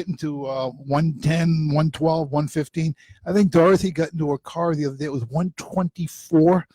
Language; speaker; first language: English; native; English